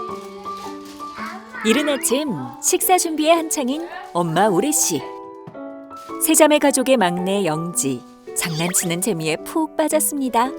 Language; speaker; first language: Korean; native; Korean